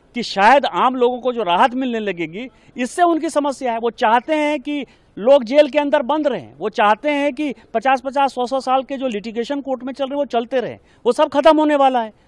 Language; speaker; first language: Hindi; native; Hindi